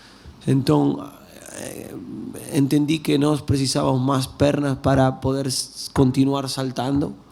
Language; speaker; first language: Portuguese; non-native, learner; Spanish